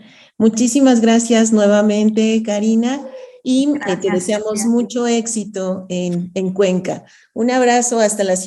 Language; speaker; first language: Spanish; native; Spanish